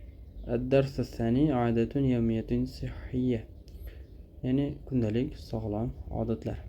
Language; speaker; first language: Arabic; non-native, fluent; Uzbek